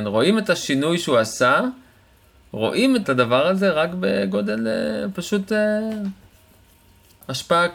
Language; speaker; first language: Hebrew; native; Hebrew